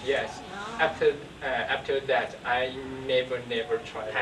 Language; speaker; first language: English; non-native, learner; Chinese